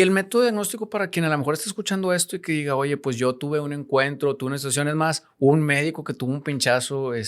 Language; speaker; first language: Spanish; native; Spanish